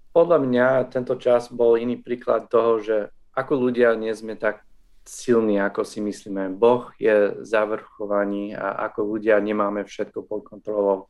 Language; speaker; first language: Slovak; non-native, fluent; English